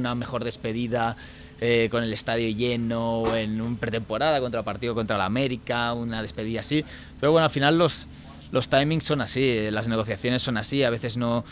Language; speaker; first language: Spanish; native; Spanish